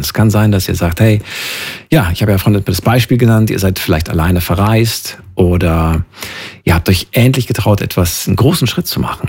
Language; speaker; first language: German; native; German